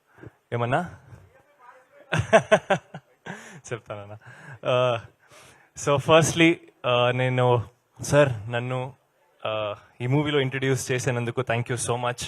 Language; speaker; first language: Telugu; non-native, learner; Kannada